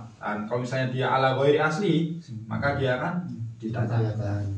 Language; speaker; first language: Indonesian; native; Indonesian